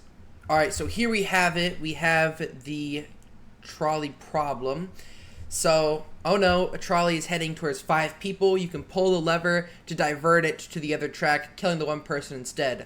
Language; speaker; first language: English; native; English